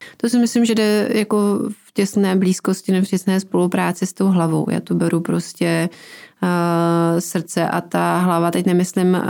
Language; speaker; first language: Czech; native; Czech